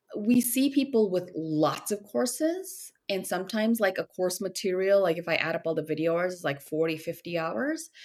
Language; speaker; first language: English; early bilingual, other home language; Korean